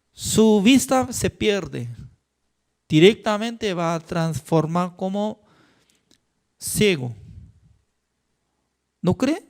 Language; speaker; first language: Spanish; non-native, fluent; Korean